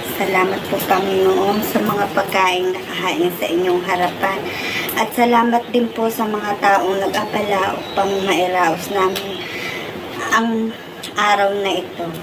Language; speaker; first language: Filipino; native; Filipino